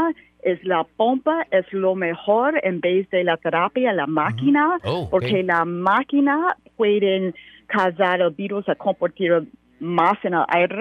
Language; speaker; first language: Spanish; non-native, learner; English